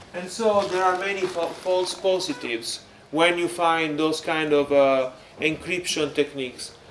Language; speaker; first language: English; non-native, fluent; Italian